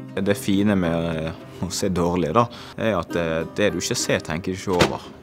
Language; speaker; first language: Norwegian; non-native, fluent; Swahili